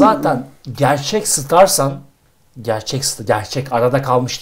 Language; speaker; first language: Turkish; native; Turkish